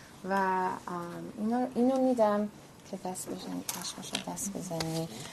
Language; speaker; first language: Persian; early bilingual, heritage; Persian